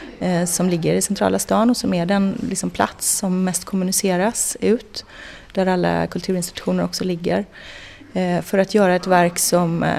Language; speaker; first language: Swedish; native; Swedish